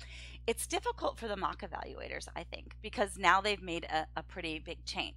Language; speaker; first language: English; native; English